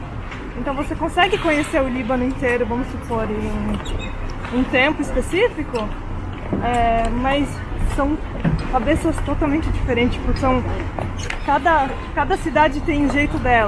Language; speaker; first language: Portuguese; early bilingual, heritage; Portuguese